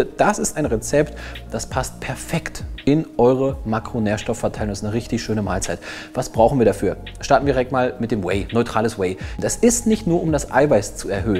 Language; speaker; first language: German; native; German